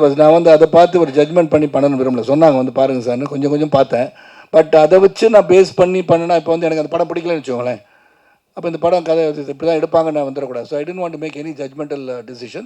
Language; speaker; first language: Tamil; native; Tamil